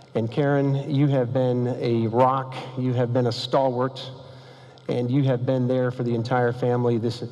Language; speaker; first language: English; native; English